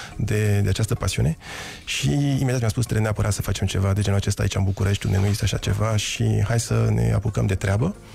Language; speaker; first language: French; non-native, fluent; Romanian